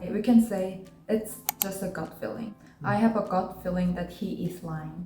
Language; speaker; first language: English; non-native, fluent; Korean